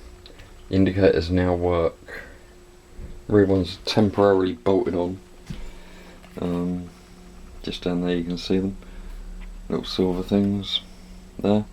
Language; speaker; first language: English; native; English